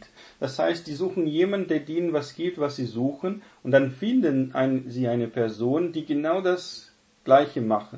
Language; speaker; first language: German; non-native, fluent; Portuguese